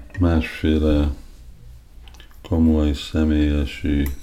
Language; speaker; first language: Hungarian; early bilingual, heritage; Hungarian